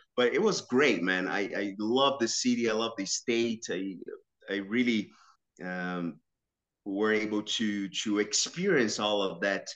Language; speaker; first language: English; non-native, fluent; Portuguese